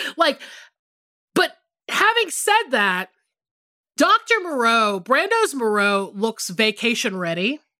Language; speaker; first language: English; native; English